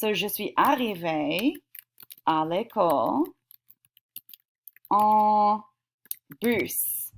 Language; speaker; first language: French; non-native, fluent; English